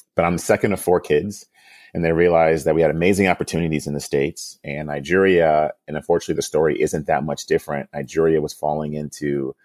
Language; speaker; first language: English; early bilingual, other home language; Yoruba